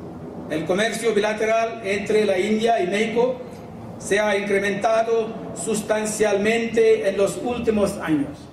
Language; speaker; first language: Spanish; non-native, learner; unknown